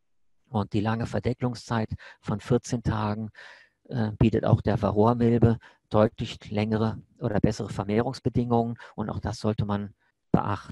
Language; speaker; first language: German; native; German